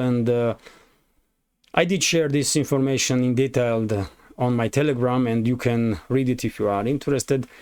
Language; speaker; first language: English; non-native, fluent; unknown